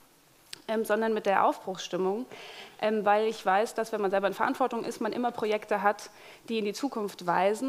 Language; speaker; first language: German; native; German